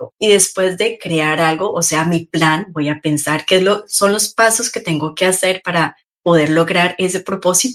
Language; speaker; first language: Spanish; native; Spanish